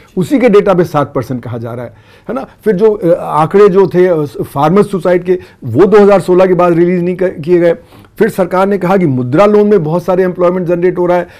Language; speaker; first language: Hindi; native; Hindi